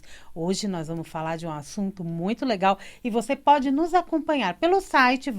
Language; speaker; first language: Portuguese; native; Portuguese